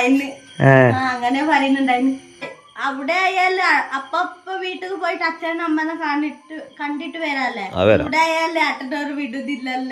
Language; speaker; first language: Malayalam; non-native, learner; Kannada